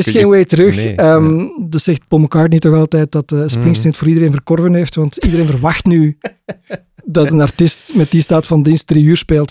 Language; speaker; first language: Dutch; native; Dutch